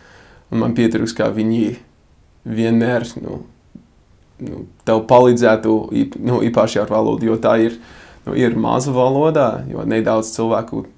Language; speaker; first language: Latvian; non-native, fluent; English